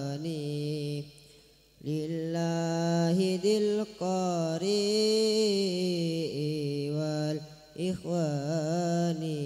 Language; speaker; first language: Arabic; non-native, learner; Madurese